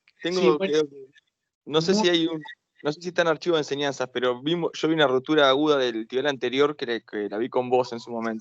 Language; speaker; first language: Spanish; native; Spanish